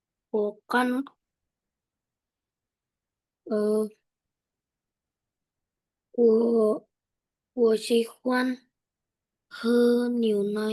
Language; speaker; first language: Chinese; non-native, learner; Indonesian